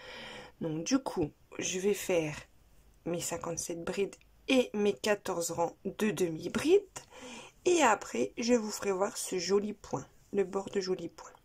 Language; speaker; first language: French; native; French